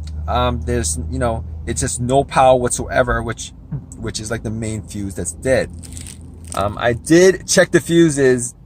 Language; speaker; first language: English; native; English